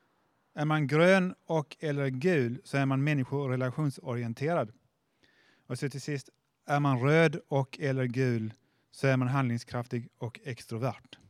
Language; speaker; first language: Swedish; native; Swedish